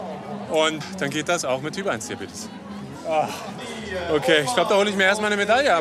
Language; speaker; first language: German; native; German